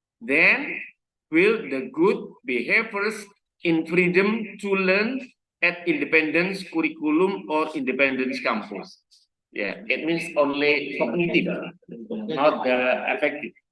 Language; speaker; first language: English; non-native, learner; Indonesian